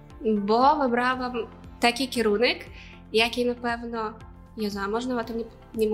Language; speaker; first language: Polish; non-native, learner; Ukrainian